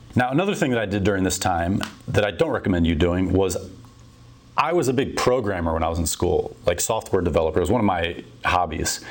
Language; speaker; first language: English; native; English